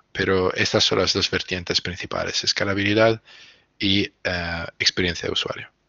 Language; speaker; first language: Spanish; non-native, fluent; Italian